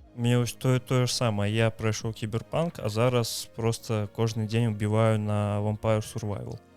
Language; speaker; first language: Belarusian; non-native, local second language; Russian